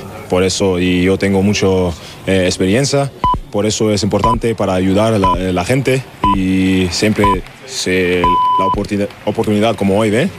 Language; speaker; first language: Spanish; non-native, learner; German